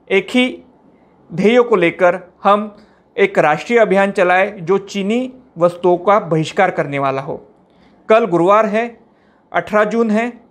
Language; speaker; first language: Hindi; non-native, local second language; Marathi